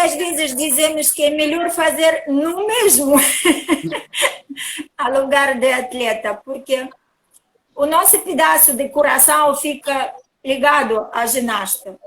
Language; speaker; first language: Portuguese; non-native, learner; Russian